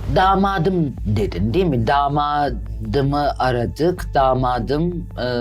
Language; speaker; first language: Turkish; native; Turkish